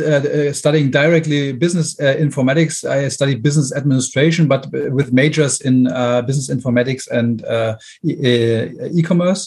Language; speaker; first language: English; non-native, fluent; German